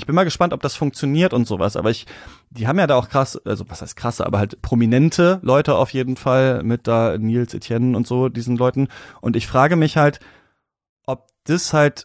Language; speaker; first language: German; native; German